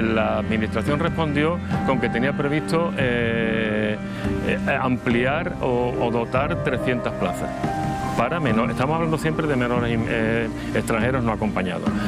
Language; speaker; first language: Spanish; native; Spanish